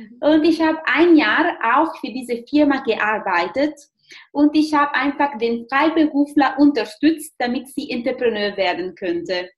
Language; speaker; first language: German; non-native, fluent; Italian